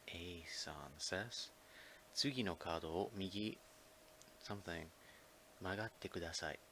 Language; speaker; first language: Japanese; non-native, fluent; English